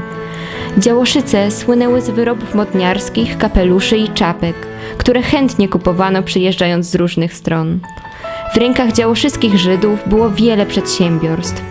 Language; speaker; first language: Polish; native; Polish